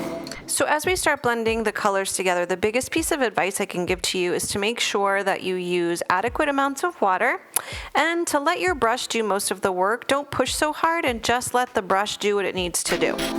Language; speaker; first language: English; native; English